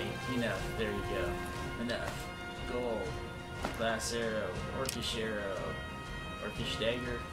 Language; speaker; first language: English; native; English